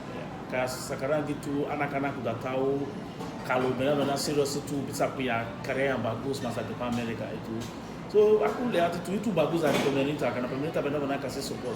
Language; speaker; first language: Indonesian; non-native, fluent; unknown